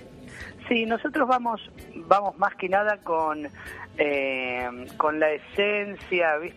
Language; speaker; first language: Spanish; native; Spanish